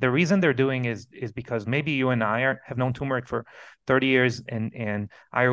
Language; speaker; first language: English; non-native, fluent; Hebrew